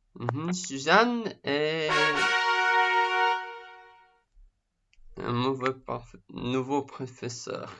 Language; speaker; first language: French; non-native, fluent; Russian